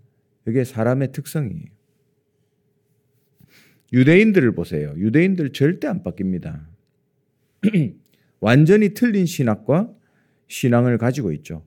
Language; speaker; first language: Korean; native; Korean